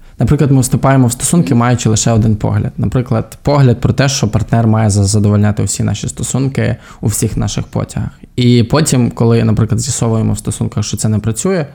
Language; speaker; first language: Ukrainian; native; Ukrainian